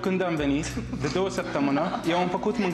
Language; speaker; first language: Romanian; non-native, learner; Arabic